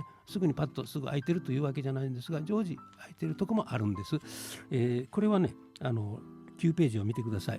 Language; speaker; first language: Japanese; native; Japanese